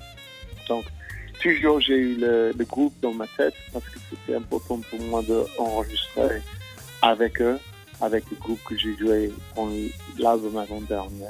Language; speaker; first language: French; non-native, fluent; English